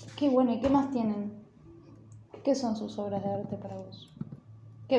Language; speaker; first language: Spanish; native; Spanish